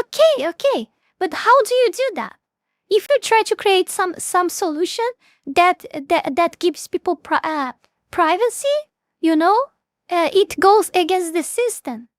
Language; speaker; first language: English; non-native, fluent; Portuguese